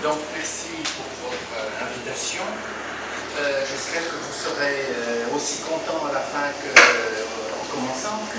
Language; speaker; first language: French; native; French